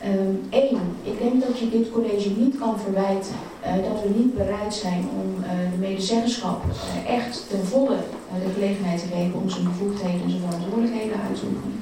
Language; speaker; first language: Dutch; native; Dutch